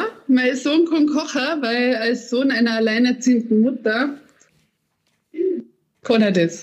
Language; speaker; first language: German; native; German